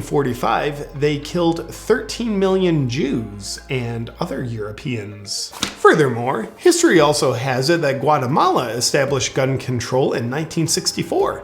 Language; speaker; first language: English; native; English